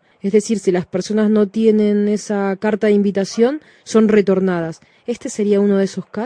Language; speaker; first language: Spanish; native; Spanish